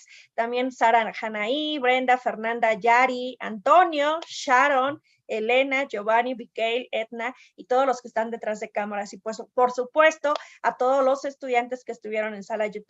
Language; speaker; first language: Spanish; native; Spanish